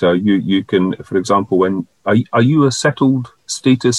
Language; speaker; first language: English; native; English